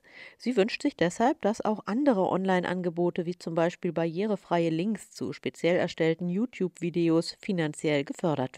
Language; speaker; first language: German; native; German